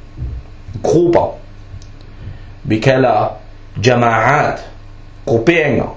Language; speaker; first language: Danish; early bilingual, other home language; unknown